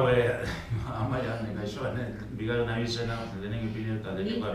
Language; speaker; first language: Basque; native; Basque